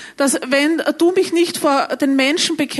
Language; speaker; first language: German; native; German